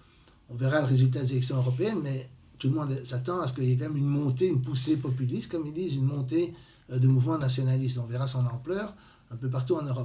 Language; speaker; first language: French; native; French